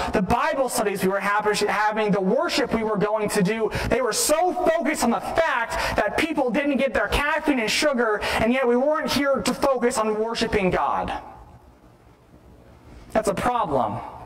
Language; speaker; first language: English; native; English